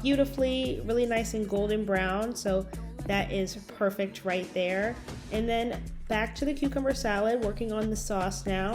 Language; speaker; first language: English; native; English